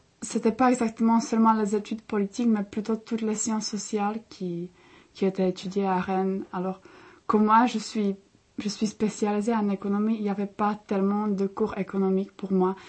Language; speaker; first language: French; non-native, fluent; Czech